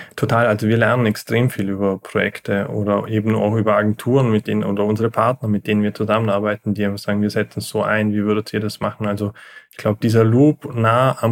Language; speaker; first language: German; native; German